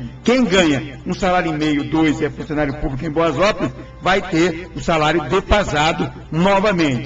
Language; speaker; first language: Portuguese; native; Portuguese